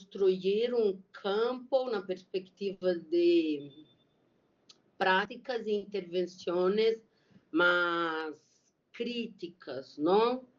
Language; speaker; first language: Spanish; non-native, learner; Portuguese